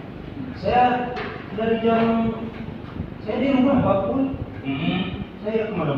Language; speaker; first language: Indonesian; non-native, local second language; Sundanese